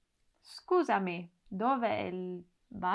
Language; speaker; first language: Italian; non-native, learner; English